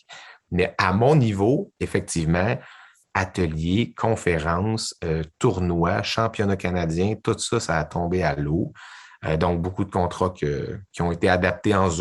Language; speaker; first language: French; native; French